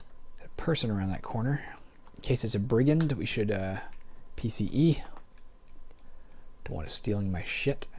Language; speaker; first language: English; native; English